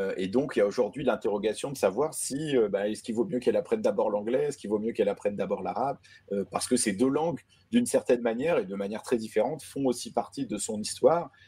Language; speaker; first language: French; early bilingual, other home language; Arabic